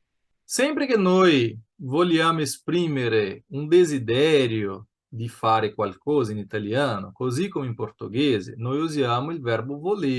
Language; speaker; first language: Italian; non-native, fluent; Portuguese